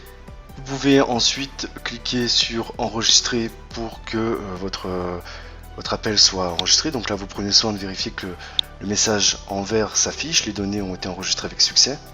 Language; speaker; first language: French; native; French